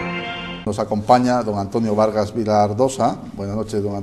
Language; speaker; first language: Spanish; native; Spanish